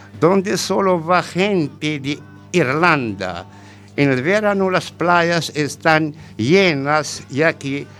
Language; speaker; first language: Spanish; non-native, learner; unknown